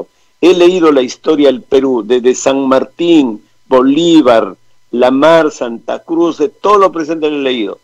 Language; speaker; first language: Spanish; native; Spanish